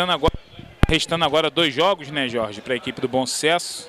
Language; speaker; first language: Portuguese; native; Portuguese